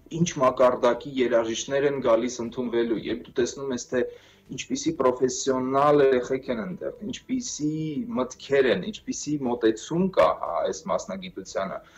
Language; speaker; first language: Armenian; native; Armenian